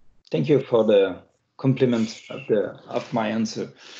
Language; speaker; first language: English; non-native, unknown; French